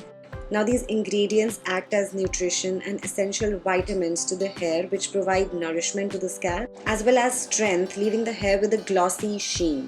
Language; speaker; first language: English; non-native, local second language; Hindi